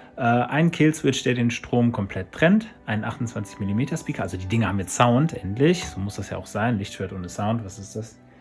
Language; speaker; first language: German; native; German